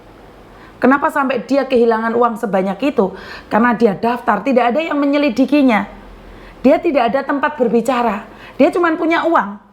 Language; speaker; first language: Indonesian; non-native, local second language; Javanese